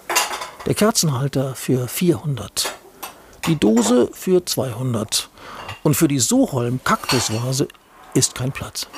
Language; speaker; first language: German; native; German